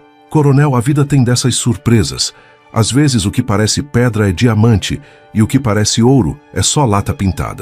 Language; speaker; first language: Portuguese; native; Portuguese